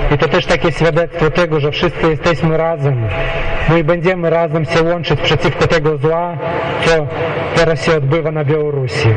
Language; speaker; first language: Polish; non-native, local second language; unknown